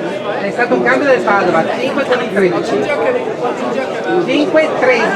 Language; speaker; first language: Italian; native; Italian